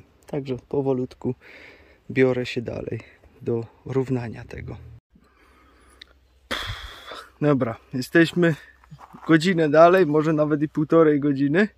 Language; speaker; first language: Polish; native; Polish